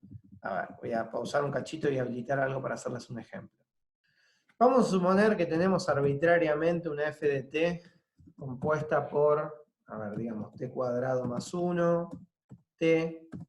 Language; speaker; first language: Spanish; native; Spanish